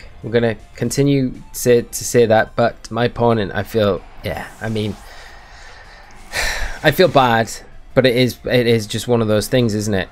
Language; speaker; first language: English; native; English